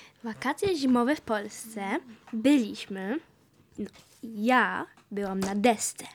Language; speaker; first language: Polish; early bilingual, heritage; Polish